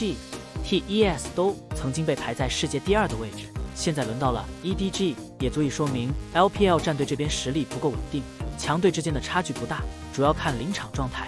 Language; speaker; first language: Chinese; native; Chinese